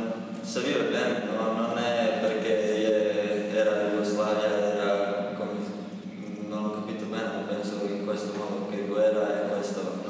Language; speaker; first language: Italian; non-native, learner; Croatian